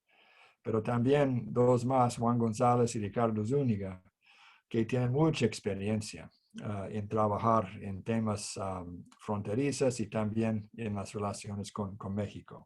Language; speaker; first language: Spanish; non-native, fluent; English